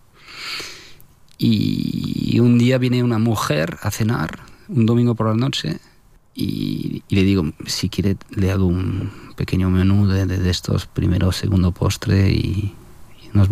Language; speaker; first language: Spanish; non-native, fluent; French